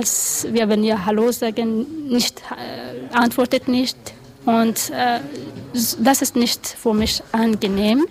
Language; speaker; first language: German; non-native, learner; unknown